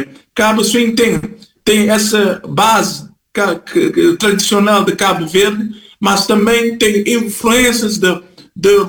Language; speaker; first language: Portuguese; non-native, fluent; Kabuverdianu